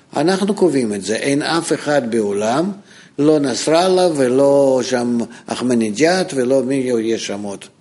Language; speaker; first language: Hebrew; non-native, fluent; Russian